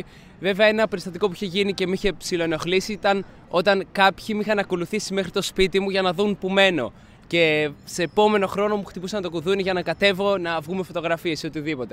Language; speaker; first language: Greek; native; Greek